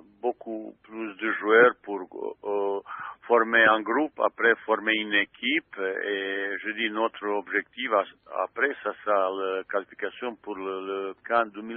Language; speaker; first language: French; non-native, fluent; Bosnian